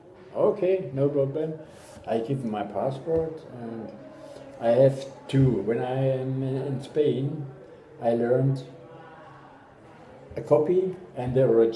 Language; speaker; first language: English; non-native, learner; German